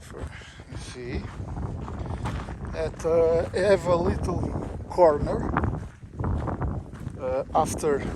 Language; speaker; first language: English; non-native, learner; Portuguese